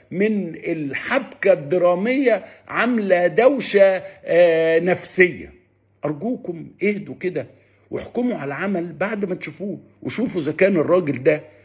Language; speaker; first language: Arabic; native; Arabic